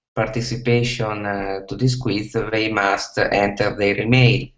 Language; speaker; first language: English; non-native, fluent; Italian